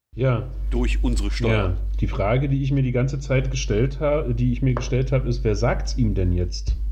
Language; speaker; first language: German; native; German